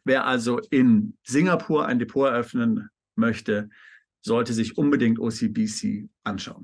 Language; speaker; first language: German; native; German